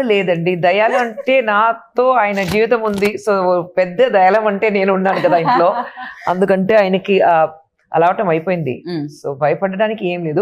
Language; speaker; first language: Telugu; non-native, learner; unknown